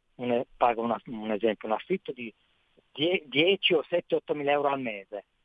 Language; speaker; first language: Italian; native; Italian